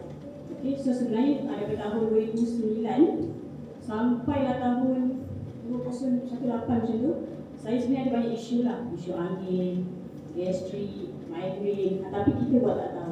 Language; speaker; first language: Malay; native; Malay